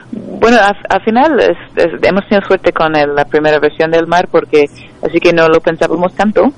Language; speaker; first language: Spanish; non-native, fluent; English